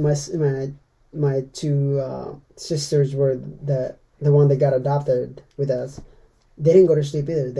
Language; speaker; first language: English; non-native, fluent; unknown